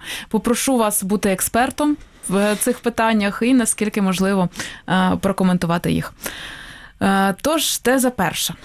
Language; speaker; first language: Ukrainian; native; Ukrainian